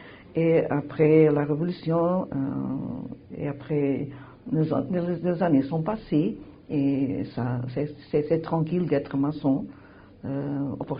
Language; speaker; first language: French; non-native, learner; Portuguese